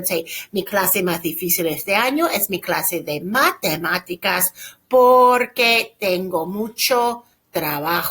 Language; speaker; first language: Spanish; non-native, fluent; English